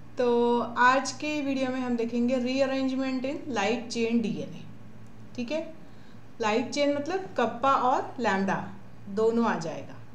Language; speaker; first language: Hindi; non-native, local second language; Marathi